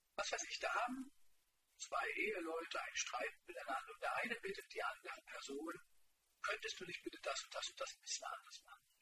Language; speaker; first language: German; native; German